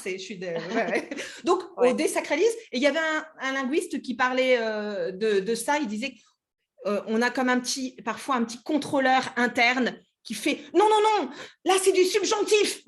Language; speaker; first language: French; native; French